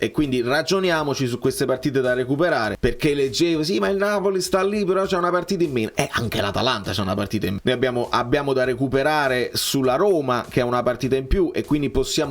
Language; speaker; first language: Italian; native; Italian